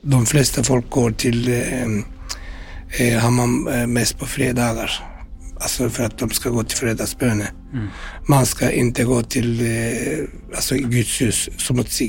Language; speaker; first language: Swedish; non-native, fluent; Turkish